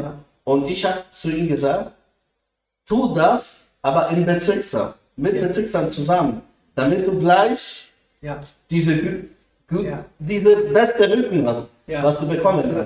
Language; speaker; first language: German; non-native, fluent; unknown